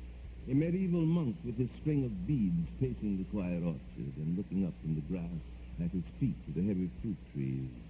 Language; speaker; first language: English; native; English